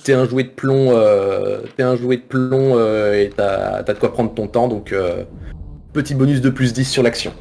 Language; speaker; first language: French; native; French